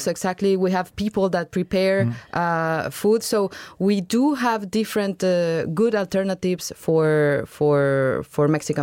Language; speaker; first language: English; non-native, fluent; Spanish